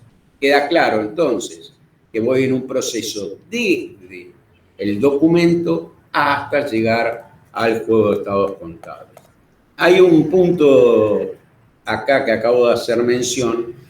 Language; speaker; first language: Spanish; native; Spanish